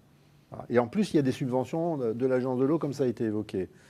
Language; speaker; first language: French; native; French